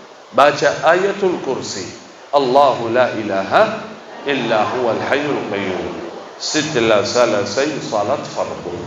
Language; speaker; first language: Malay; non-native, fluent; Arabic